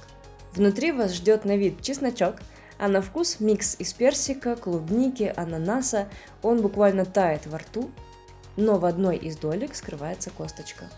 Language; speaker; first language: Russian; native; Russian